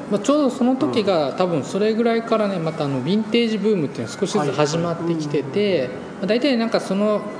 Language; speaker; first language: Japanese; native; Japanese